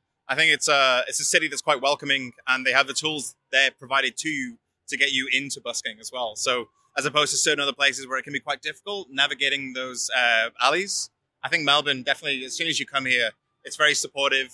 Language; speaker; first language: English; native; English